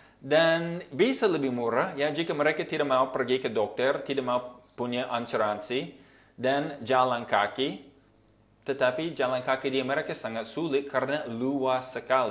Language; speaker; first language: Indonesian; non-native, fluent; English